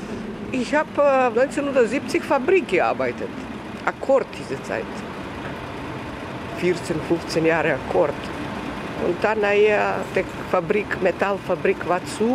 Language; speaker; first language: German; non-native, learner; Serbian